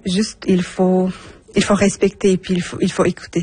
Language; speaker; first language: French; non-native, fluent; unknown